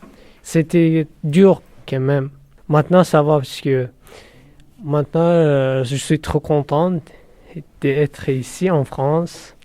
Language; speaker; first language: French; non-native, learner; Persian